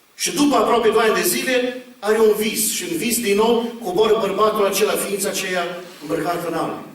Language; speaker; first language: Romanian; early bilingual, heritage; Romanian